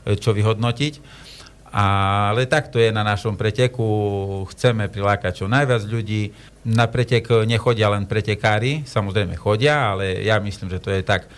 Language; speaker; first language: Slovak; native; Slovak